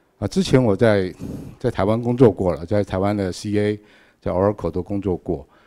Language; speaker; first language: Chinese; native; Chinese